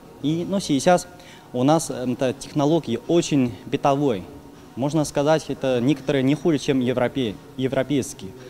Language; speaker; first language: Russian; non-native, learner; Chinese